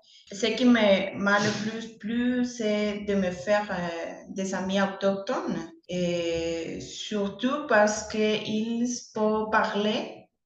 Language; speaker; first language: French; non-native, learner; Spanish